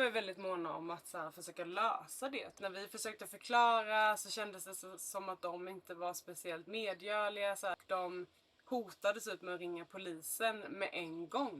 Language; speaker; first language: Swedish; native; Swedish